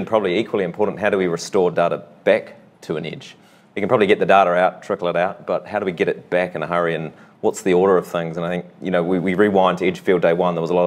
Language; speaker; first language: English; native; English